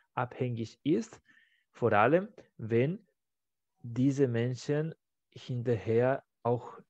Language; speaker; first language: German; non-native, fluent; Spanish